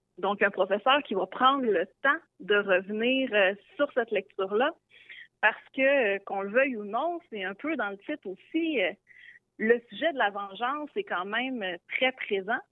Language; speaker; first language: French; native; French